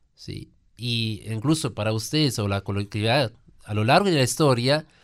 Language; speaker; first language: Spanish; non-native, fluent; German